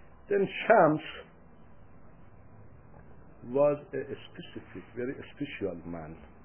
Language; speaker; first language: English; non-native, fluent; Persian